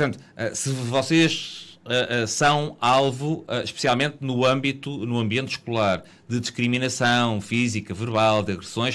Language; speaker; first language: Portuguese; native; Portuguese